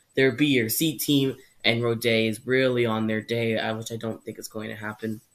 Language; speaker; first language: English; native; English